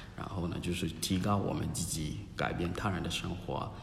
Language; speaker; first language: Chinese; non-native, fluent; Akan